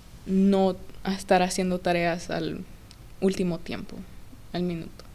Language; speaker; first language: Spanish; early bilingual, heritage; English